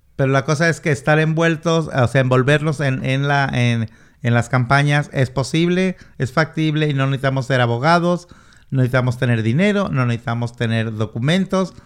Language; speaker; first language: Spanish; native; Spanish